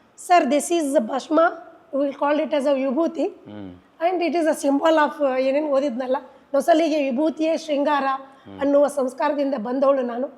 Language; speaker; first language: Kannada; native; Kannada